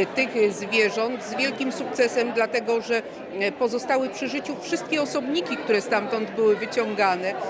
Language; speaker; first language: Polish; native; Polish